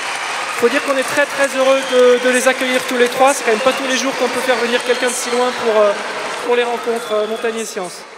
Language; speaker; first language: French; native; French